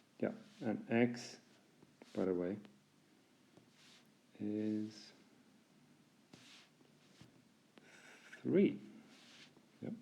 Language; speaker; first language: English; non-native, fluent; Norwegian